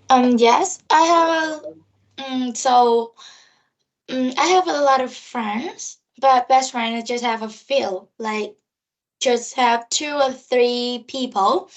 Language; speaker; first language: English; non-native, learner; Vietnamese